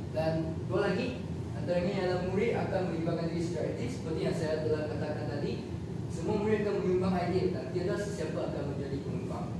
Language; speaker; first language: Malay; non-native, local second language; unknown